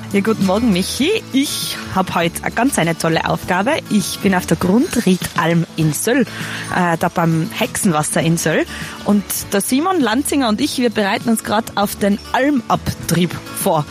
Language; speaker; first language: German; native; German